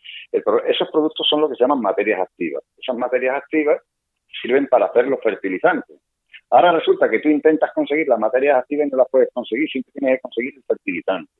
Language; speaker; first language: Spanish; native; Spanish